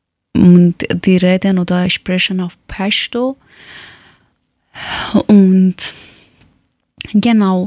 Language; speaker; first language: German; non-native, learner; Persian